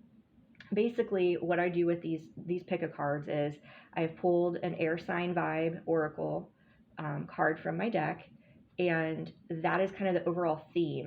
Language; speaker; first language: English; native; English